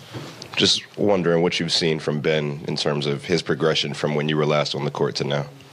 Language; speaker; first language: English; native; English